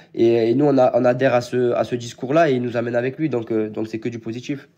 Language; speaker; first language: French; native; French